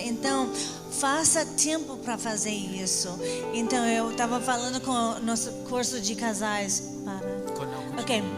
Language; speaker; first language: Portuguese; non-native, fluent; English